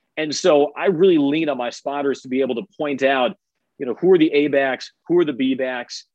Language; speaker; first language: English; native; English